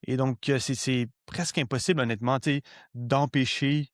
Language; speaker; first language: French; native; French